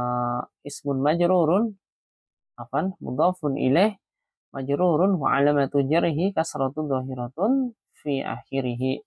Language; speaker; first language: Arabic; non-native, fluent; Indonesian